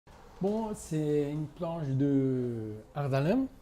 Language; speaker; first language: French; non-native, fluent; Spanish